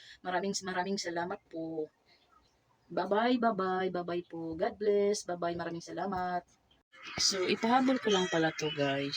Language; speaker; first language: Filipino; non-native, local second language; Cebuano